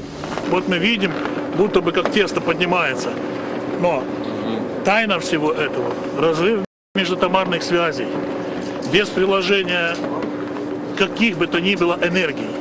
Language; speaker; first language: Russian; native; Russian